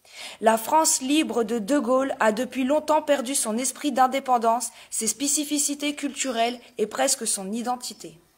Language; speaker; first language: French; native; French